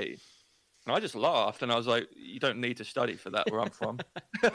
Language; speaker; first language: English; native; English